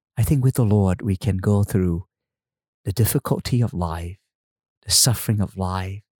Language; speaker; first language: English; non-native, fluent; Vietnamese